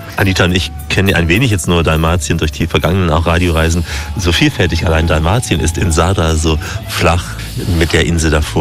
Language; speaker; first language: German; native; German